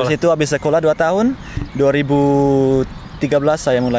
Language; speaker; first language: Indonesian; early bilingual, heritage; Indonesian